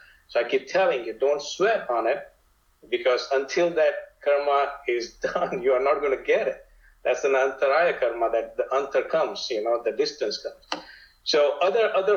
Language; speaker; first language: English; non-native, local second language; Gujarati